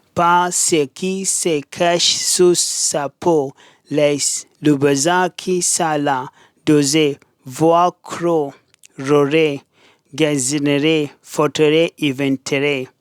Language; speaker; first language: French; non-native, learner; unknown